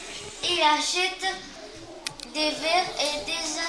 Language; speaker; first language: French; non-native, learner; Arabic